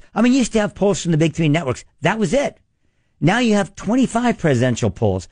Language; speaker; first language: English; native; English